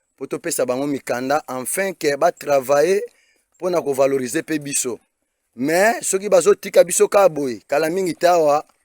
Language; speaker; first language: Lingala; non-native, local second language; Luba-Lulua